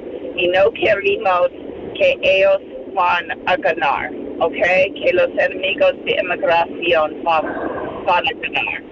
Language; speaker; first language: Spanish; non-native, learner; English